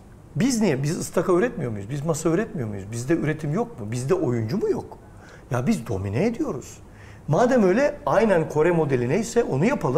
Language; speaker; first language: Turkish; native; Turkish